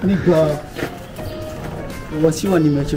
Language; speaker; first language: Chinese; non-native, learner; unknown